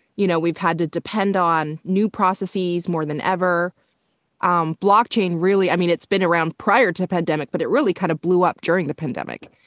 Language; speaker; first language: English; native; English